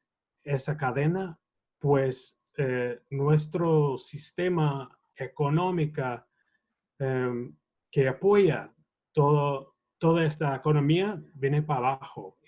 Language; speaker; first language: Spanish; non-native, fluent; English